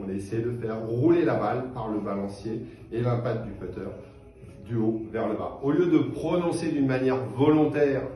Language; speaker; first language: French; native; French